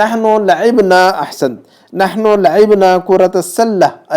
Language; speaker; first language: Arabic; non-native, fluent; Urdu